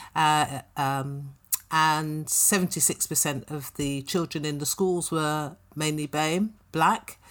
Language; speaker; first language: English; native; English